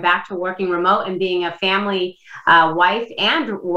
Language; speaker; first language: English; non-native, fluent; Indonesian